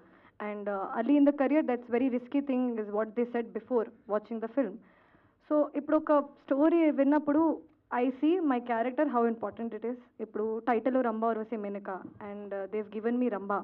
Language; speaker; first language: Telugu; non-native, fluent; Hindi